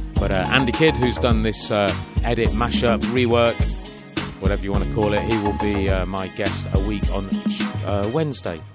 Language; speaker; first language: English; native; English